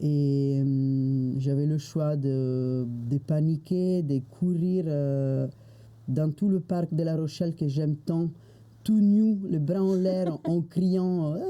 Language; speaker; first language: French; non-native, fluent; Italian